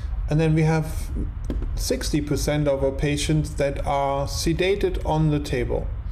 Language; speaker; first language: English; non-native, fluent; German